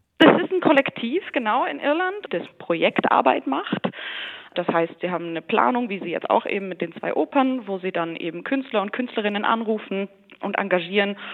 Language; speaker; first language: German; native; German